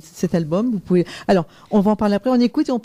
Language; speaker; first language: French; native; French